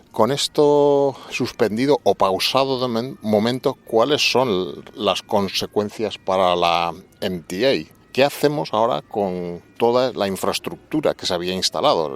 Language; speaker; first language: Spanish; native; Spanish